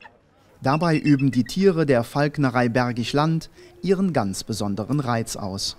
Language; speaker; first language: German; native; German